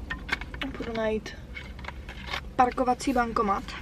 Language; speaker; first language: Czech; native; Czech